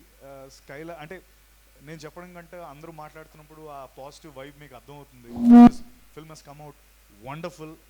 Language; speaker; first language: Telugu; native; Telugu